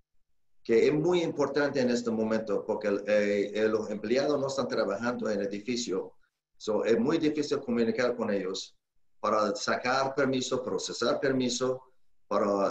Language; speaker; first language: Spanish; non-native, learner; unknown